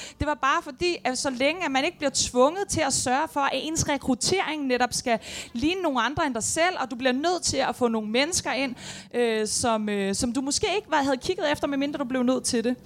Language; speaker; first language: Danish; native; Danish